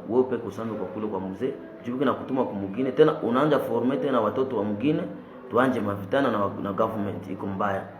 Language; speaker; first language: Swahili; non-native, local second language; Nande